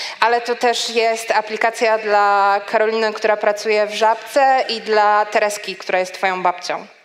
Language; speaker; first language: Polish; native; Polish